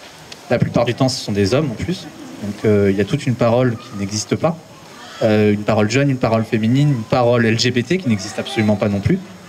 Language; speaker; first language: French; native; French